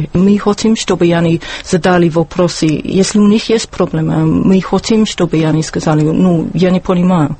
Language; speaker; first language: Russian; non-native, learner; English